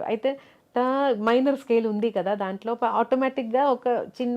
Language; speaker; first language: Telugu; non-native, local second language; Malayalam